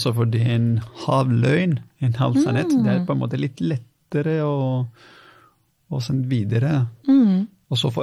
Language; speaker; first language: Norwegian; non-native, fluent; Italian